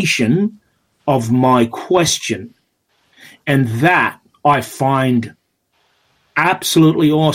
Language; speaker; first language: English; native; English